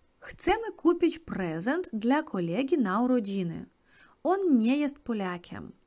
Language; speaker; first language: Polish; non-native, fluent; Russian